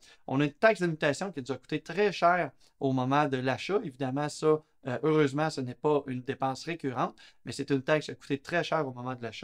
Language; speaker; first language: French; native; French